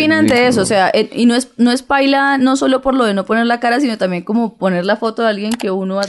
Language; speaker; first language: Spanish; native; Spanish